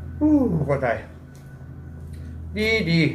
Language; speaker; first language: Thai; non-native, learner; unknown